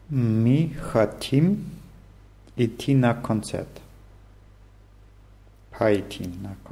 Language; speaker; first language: Russian; non-native, learner; German